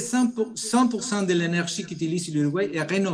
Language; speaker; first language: French; non-native, fluent; Spanish